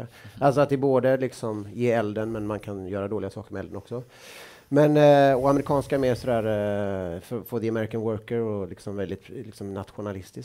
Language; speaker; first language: Swedish; native; Swedish